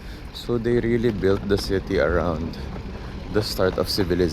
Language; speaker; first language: English; non-native, local second language; Filipino